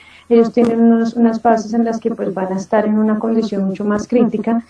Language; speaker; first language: Spanish; native; Spanish